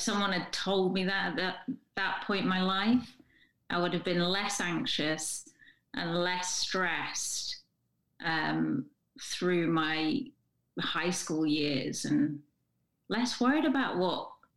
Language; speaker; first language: English; native; English